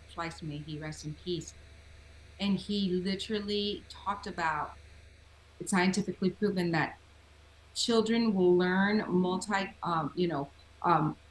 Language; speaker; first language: English; native; English